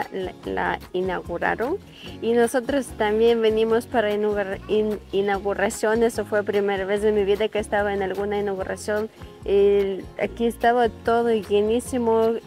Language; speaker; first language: Spanish; non-native, fluent; Ukrainian